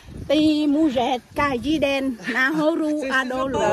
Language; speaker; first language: Czech; non-native, learner; Vietnamese